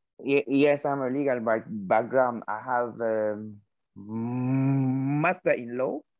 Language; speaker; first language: English; non-native, learner; Arabic